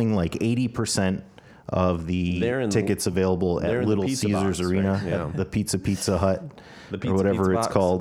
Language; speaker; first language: English; native; English